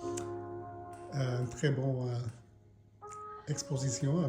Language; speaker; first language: French; non-native, local second language; English